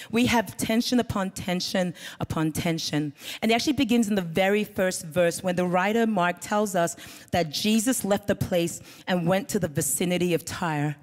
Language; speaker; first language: English; native; English